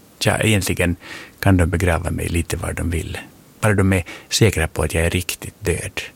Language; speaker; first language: Swedish; native; Swedish